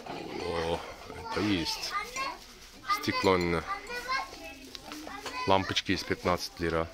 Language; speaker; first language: Russian; non-native, learner; Turkish